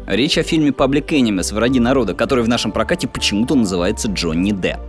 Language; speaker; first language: Russian; native; Russian